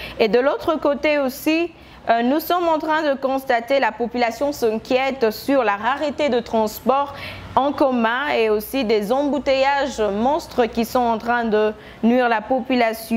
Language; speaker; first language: French; non-native, local second language; Lingala